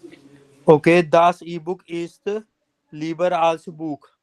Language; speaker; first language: German; non-native, fluent; Hindi